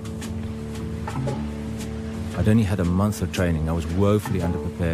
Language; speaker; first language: English; native; English